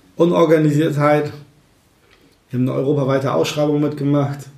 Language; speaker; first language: German; native; German